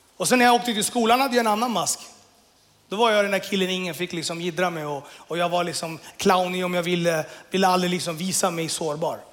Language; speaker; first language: Swedish; early bilingual, other home language; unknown